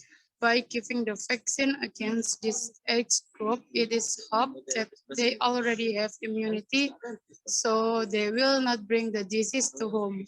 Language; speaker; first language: English; non-native, learner; Indonesian